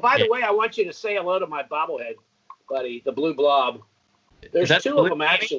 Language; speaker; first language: English; native; English